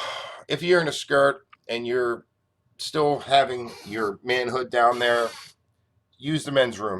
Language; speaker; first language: English; native; English